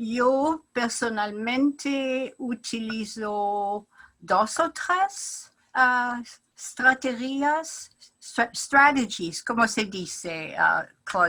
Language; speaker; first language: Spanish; non-native, learner; English